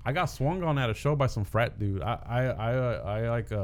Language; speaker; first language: English; early bilingual, other home language; Spanish